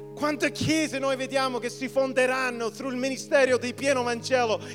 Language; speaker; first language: Italian; early bilingual, heritage; Italian